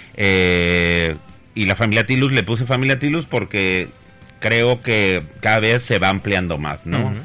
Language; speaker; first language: Spanish; native; Spanish